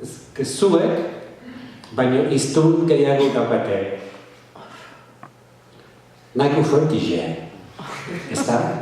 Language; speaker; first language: Basque; non-native, learner; English